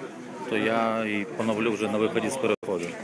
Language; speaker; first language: Ukrainian; native; Ukrainian